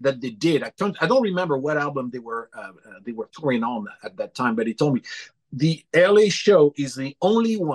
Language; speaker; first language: English; non-native, fluent; French